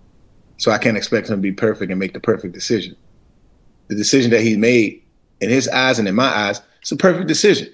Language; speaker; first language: English; native; English